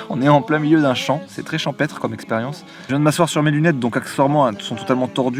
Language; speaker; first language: French; native; French